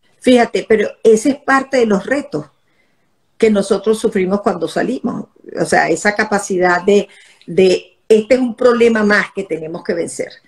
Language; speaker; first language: Spanish; native; Spanish